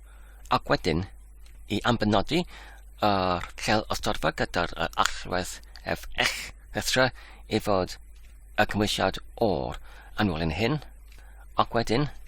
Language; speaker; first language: Welsh; non-native, fluent; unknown